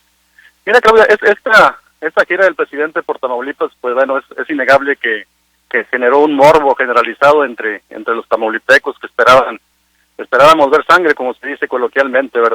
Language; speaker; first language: Spanish; native; Spanish